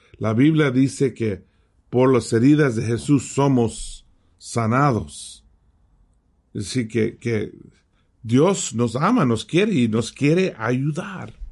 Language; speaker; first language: Spanish; early bilingual, heritage; Spanish